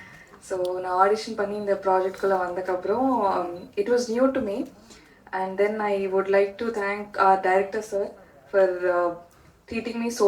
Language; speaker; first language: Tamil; non-native, learner; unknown